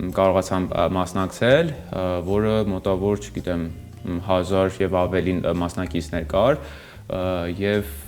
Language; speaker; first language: Armenian; early bilingual, heritage; Armenian